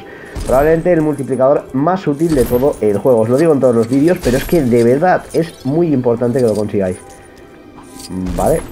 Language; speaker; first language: Spanish; native; Spanish